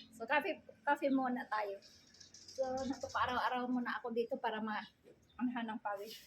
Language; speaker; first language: Filipino; non-native, local second language; Cebuano